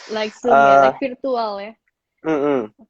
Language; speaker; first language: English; non-native, fluent; Indonesian